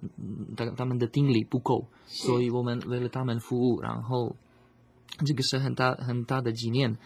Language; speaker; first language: Chinese; non-native, fluent; Slovak